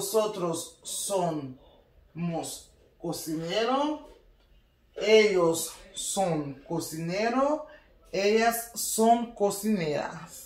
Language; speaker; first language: Spanish; non-native, learner; Haitian Creole